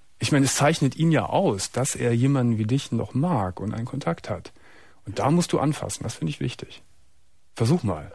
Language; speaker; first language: German; native; German